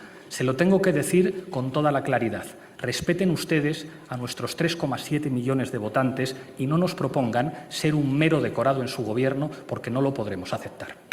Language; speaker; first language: Spanish; native; Spanish